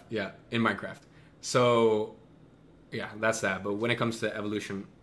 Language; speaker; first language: English; native; English